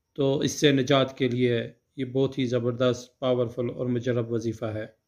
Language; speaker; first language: Urdu; native; Urdu